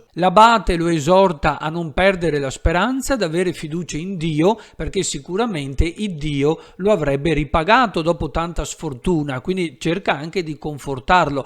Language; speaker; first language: Italian; native; Italian